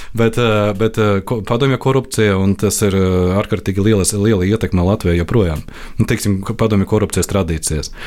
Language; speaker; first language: Latvian; non-native, local second language; Russian